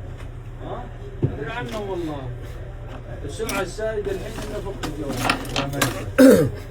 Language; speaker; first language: Arabic; native; Arabic